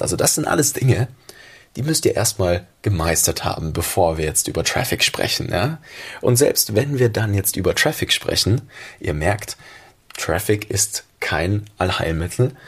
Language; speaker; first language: German; native; German